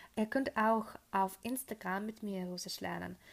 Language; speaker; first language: German; non-native, fluent; Russian